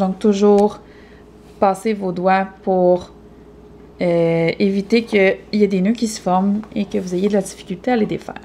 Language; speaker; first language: French; native; French